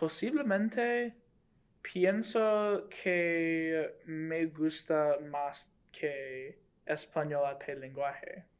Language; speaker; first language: Spanish; non-native, learner; English